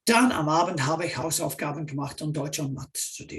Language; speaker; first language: German; non-native, fluent; English